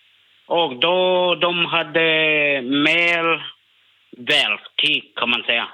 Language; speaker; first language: Swedish; non-native, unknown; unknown